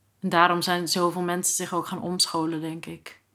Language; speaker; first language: Dutch; native; Dutch